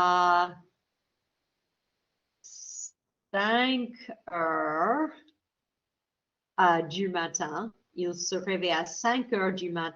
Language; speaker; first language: French; non-native, fluent; English